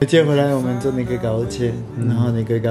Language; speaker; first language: Chinese; non-native, learner; French